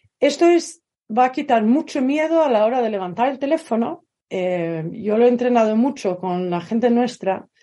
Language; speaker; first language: Spanish; non-native, fluent; Swedish